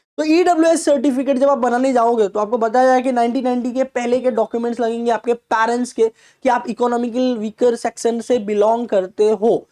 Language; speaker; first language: Hindi; non-native, local second language; Marathi